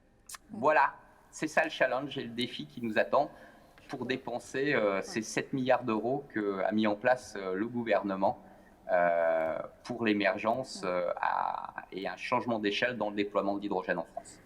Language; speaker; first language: French; native; French